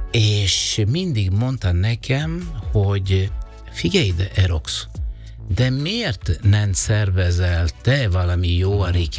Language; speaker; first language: Hungarian; non-native, fluent; Italian